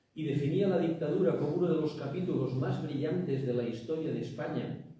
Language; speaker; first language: Spanish; non-native, local second language; Catalan